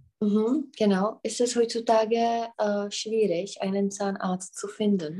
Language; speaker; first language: German; non-native, fluent; Czech